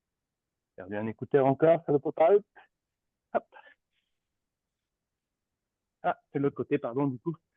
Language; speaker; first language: French; native; French